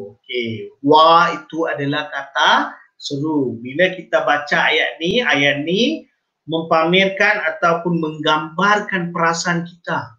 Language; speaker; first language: Malay; non-native, local second language; Tamil